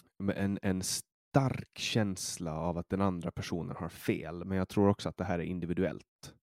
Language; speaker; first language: Swedish; native; Swedish